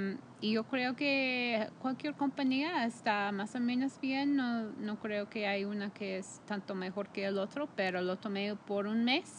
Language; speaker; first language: Spanish; non-native, fluent; English